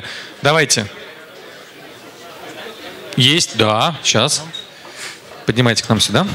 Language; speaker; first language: Russian; native; Russian